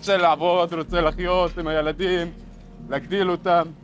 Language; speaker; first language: Hebrew; non-native, local second language; Arabic